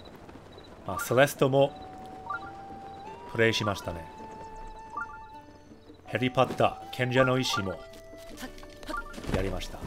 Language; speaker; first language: Japanese; non-native, fluent; English